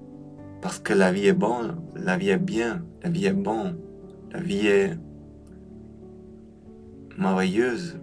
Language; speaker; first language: French; non-native, fluent; German